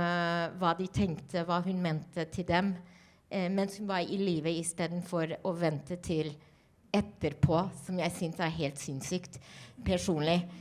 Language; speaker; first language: Norwegian; non-native, fluent; English